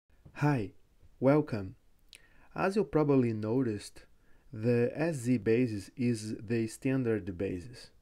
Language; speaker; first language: English; non-native, fluent; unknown